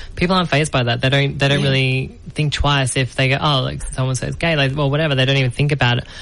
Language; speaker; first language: English; native; English